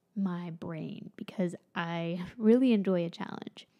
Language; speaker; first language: English; native; English